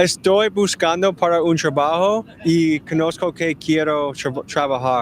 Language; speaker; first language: Spanish; non-native, learner; English